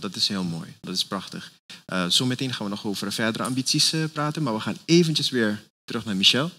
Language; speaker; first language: Dutch; native; Dutch